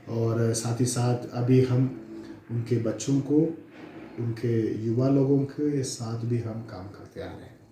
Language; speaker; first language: Hindi; non-native, local second language; Malayalam